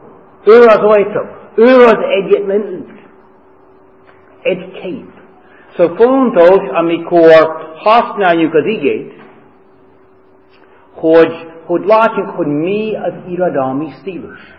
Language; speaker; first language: Hungarian; non-native, fluent; English